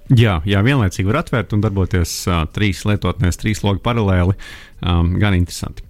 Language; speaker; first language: Latvian; native; Latvian